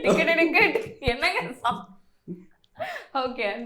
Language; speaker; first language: Tamil; native; Tamil